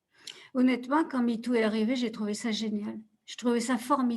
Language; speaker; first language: French; native; French